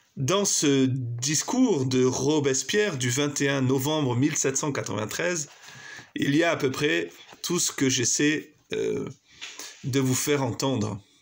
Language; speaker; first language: French; native; French